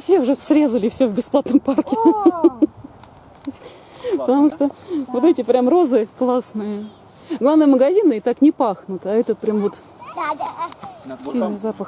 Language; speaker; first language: Russian; native; Russian